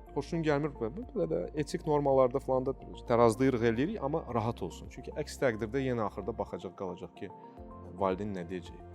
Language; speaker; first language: Azerbaijani; non-native, local second language; Russian